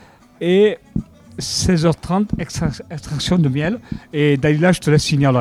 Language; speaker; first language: French; native; French